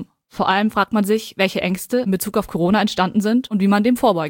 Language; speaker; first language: German; native; German